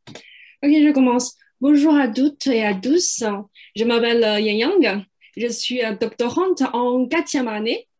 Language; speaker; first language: French; non-native, fluent; Chinese